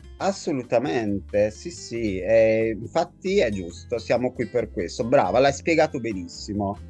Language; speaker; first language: Italian; native; Italian